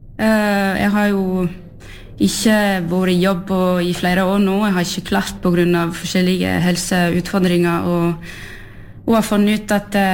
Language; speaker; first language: Norwegian; non-native, fluent; French